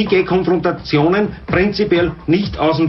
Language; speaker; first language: German; native; German